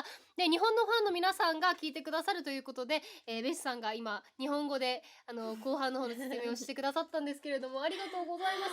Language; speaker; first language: Japanese; native; Japanese